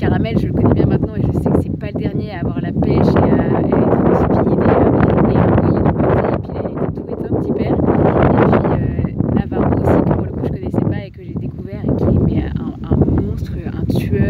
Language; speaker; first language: French; native; French